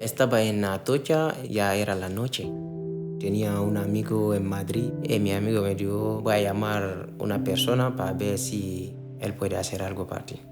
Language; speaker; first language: Spanish; non-native, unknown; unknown